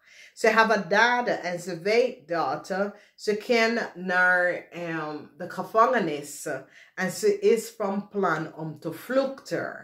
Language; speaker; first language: Dutch; non-native, fluent; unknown